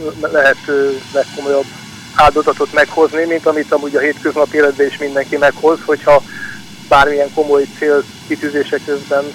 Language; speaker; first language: Hungarian; native; Hungarian